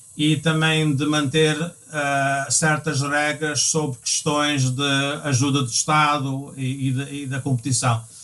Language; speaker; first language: Portuguese; early bilingual, other home language; English